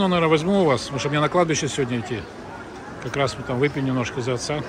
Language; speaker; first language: Russian; native; Russian